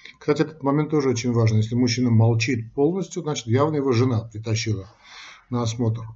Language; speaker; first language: Russian; non-native, local second language; Armenian